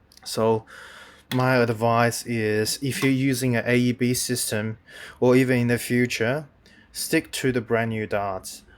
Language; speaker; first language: English; non-native, fluent; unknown